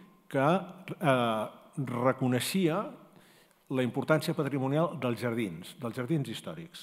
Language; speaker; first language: Catalan; native; Catalan